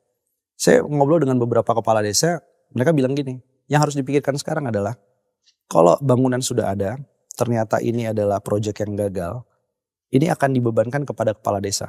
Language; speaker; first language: Indonesian; native; Indonesian